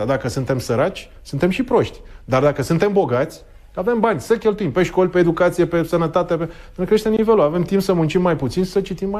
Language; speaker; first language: Romanian; native; Romanian